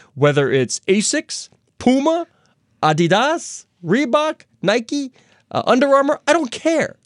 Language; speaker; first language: English; native; English